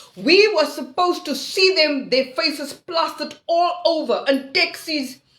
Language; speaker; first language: English; non-native, local second language; Afrikaans